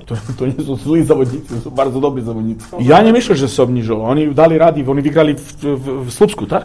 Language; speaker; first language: Polish; non-native, fluent; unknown